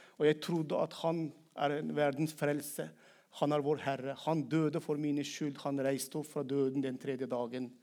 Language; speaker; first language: Norwegian; non-native, fluent; Turkmen